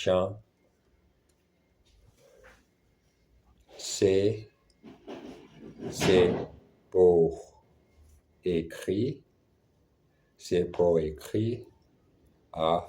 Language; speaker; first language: French; non-native, learner; German